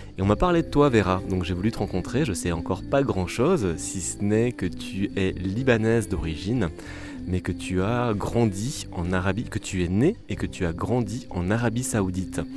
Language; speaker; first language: French; native; French